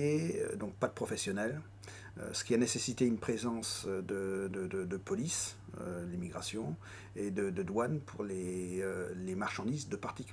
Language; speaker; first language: French; native; French